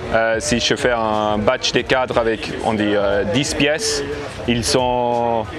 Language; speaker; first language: French; non-native, learner; English